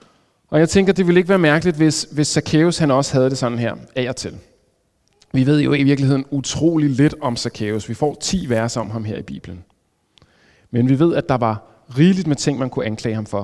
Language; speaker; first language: Danish; native; Danish